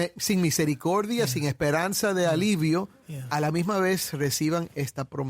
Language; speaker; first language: Spanish; native; Spanish